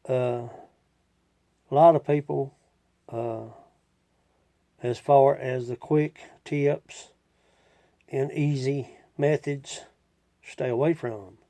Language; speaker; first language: English; native; English